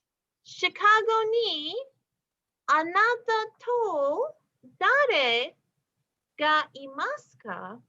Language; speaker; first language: Japanese; non-native, fluent; English